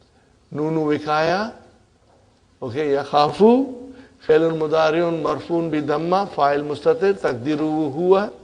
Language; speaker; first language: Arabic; non-native, fluent; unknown